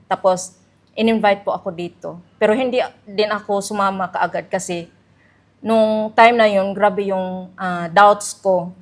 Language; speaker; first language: Filipino; native; Filipino